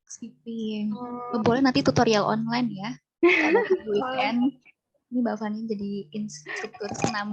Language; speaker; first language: Indonesian; native; Indonesian